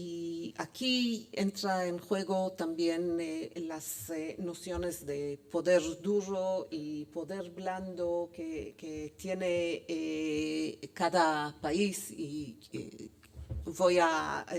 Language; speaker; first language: Spanish; non-native, fluent; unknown